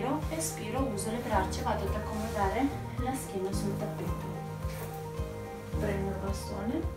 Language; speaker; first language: Italian; native; Italian